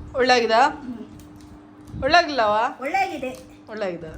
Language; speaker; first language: Kannada; non-native, local second language; Tulu